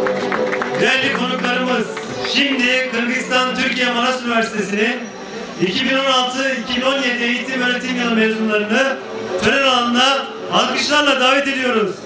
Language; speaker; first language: Turkish; native; Turkish